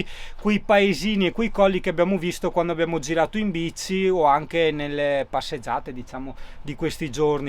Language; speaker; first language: Italian; native; Italian